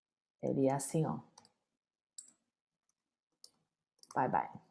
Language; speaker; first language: Portuguese; non-native, fluent; Chinese